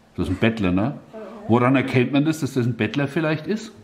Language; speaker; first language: German; native; German